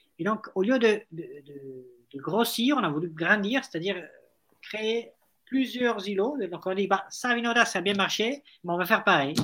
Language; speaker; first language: French; non-native, fluent; Italian